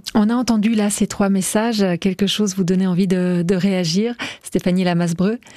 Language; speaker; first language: French; native; French